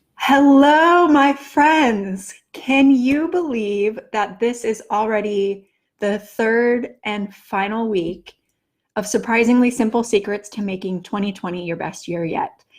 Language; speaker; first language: English; native; English